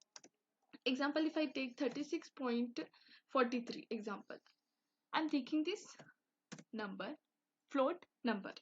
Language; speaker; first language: English; non-native, local second language; Hindi